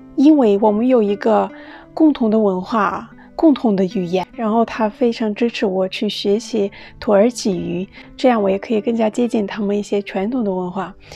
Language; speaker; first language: Chinese; non-native, fluent; Russian